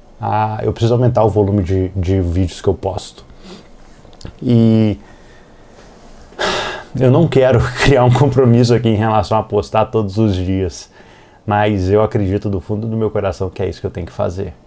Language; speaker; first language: Portuguese; native; Portuguese